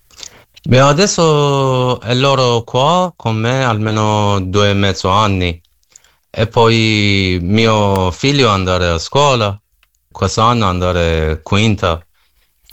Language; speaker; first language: Italian; non-native, learner; Persian